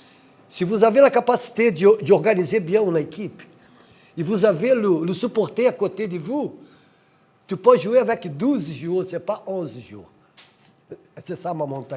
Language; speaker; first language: French; non-native, fluent; Portuguese